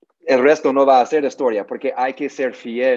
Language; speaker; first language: Spanish; non-native, learner; English